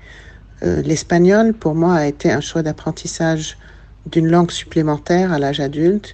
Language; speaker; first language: French; non-native, local second language; Arabic